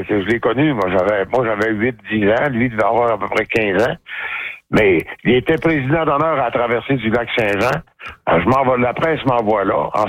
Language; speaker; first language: French; native; French